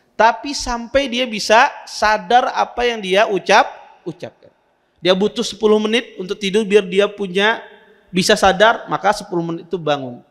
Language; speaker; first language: Indonesian; native; Indonesian